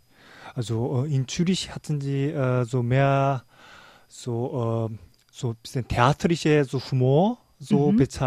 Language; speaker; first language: German; non-native, learner; Korean